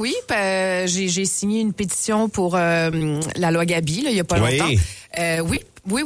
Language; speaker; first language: French; native; French